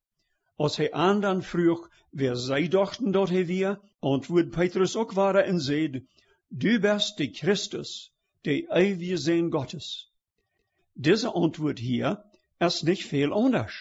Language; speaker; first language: German; early bilingual, heritage; Plautdietsch